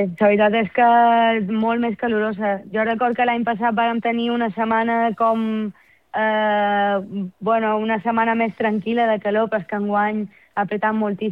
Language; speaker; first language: Catalan; native; Catalan